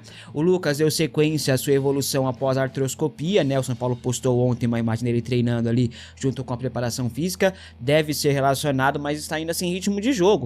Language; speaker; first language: Portuguese; native; Portuguese